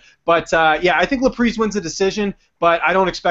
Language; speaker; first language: English; native; English